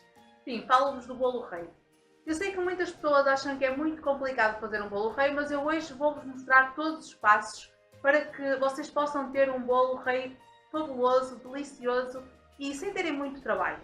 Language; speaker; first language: Portuguese; native; Portuguese